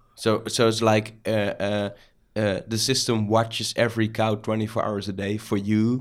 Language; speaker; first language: English; non-native, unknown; Dutch